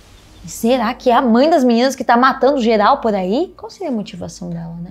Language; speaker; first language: Portuguese; native; Portuguese